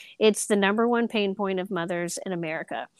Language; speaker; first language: English; native; English